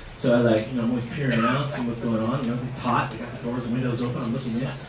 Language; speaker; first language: English; native; English